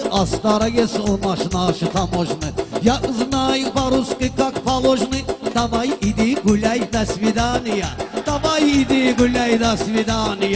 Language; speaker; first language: Russian; non-native, local second language; Talysh